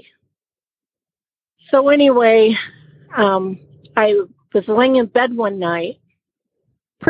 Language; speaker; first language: English; native; English